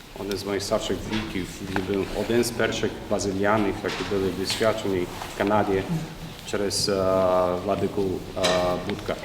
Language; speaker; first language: Ukrainian; early bilingual, heritage; English